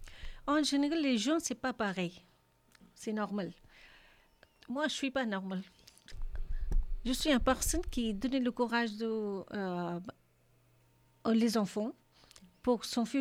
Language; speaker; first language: French; non-native, learner; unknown